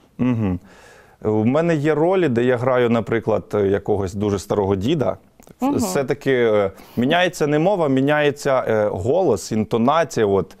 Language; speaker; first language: Ukrainian; native; Ukrainian